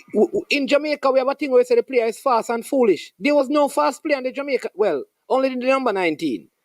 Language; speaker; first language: English; non-native, local second language; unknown